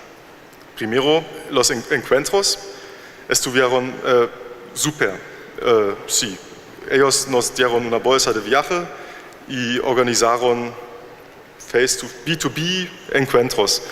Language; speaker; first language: Spanish; non-native, learner; German